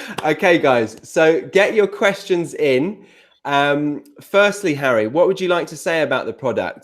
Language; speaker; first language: English; native; English